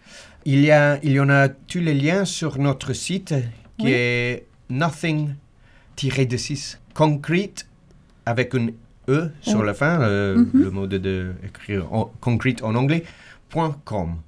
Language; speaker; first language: French; non-native, learner; English